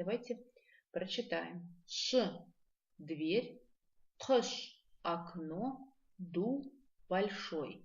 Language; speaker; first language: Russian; non-native, local second language; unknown